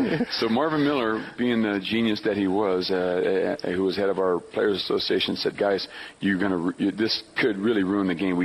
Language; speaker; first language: English; native; English